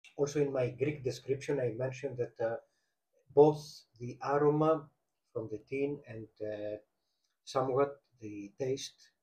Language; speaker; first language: English; non-native, fluent; Greek